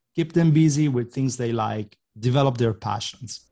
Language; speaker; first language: English; non-native, fluent; Italian